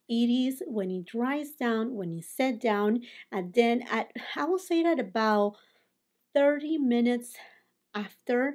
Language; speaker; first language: English; non-native, fluent; Spanish